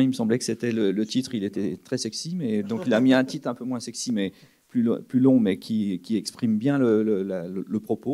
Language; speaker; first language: French; native; French